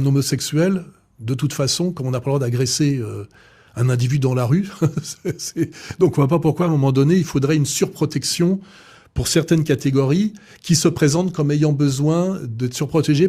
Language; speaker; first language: French; native; French